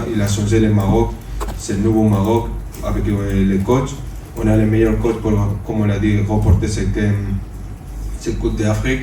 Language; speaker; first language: French; non-native, fluent; Spanish